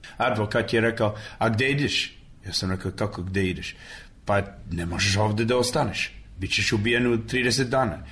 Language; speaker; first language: Serbian; early bilingual, heritage; Serbian